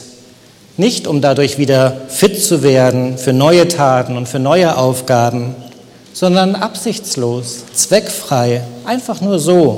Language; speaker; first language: German; native; German